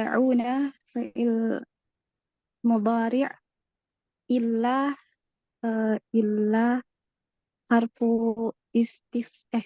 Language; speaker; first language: Arabic; non-native, learner; Indonesian